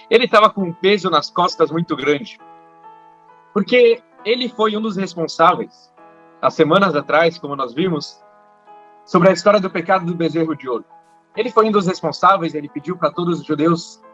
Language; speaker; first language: Portuguese; native; Portuguese